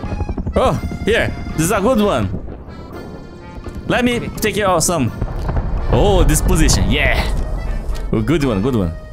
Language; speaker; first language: English; non-native, learner; Portuguese